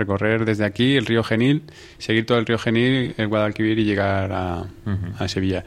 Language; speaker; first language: Spanish; native; Spanish